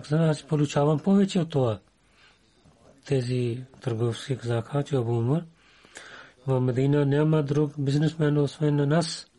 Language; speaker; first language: Bulgarian; non-native, learner; Urdu